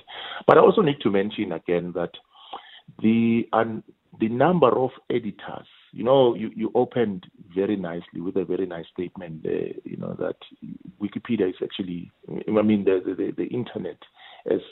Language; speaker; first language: English; non-native, local second language; Swati